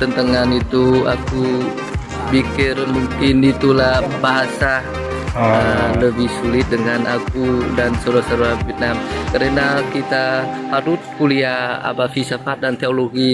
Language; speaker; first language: Indonesian; non-native, learner; Vietnamese